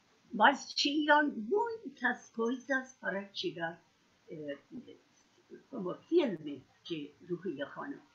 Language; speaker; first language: Portuguese; non-native, learner; Persian